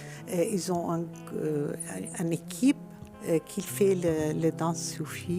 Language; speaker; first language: French; non-native, fluent; Arabic